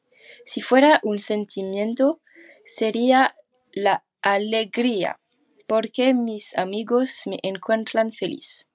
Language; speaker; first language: Spanish; non-native, learner; French